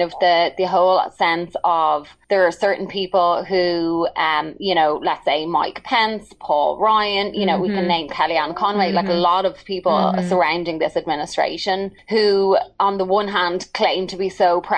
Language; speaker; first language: English; native; English